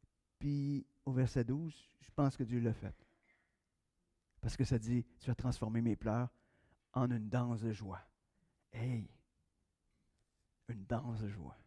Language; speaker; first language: French; native; French